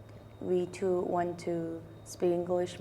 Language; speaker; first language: English; non-native, fluent; Korean